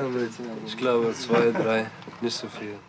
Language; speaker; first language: German; non-native, learner; English